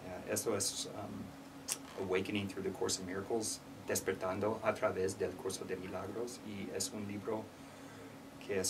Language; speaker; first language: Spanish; non-native, learner; English